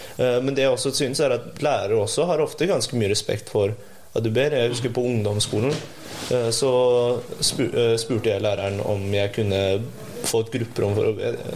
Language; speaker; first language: Norwegian; early bilingual, other home language; Indonesian